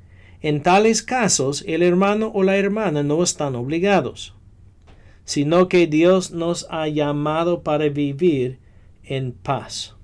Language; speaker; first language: Spanish; non-native, fluent; English